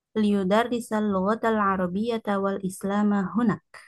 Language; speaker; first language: Arabic; non-native, learner; Indonesian